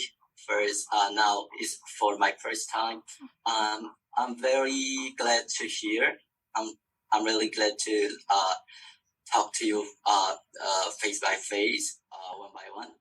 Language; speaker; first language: English; non-native, learner; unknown